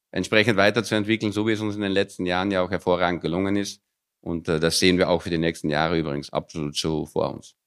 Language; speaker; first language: German; early bilingual, other home language; Dutch